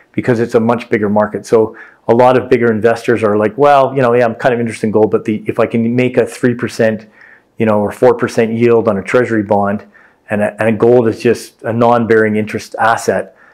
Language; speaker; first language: English; native; English